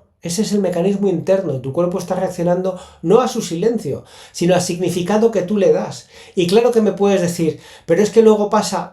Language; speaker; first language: Spanish; native; Spanish